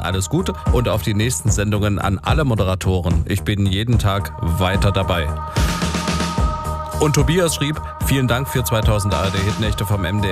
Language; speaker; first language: German; native; German